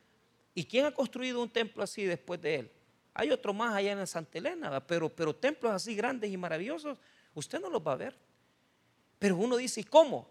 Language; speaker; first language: Spanish; native; Spanish